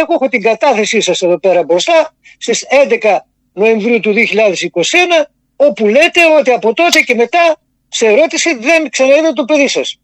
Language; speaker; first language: Greek; native; Greek